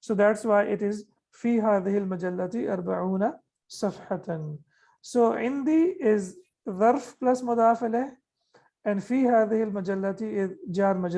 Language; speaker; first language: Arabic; non-native, fluent; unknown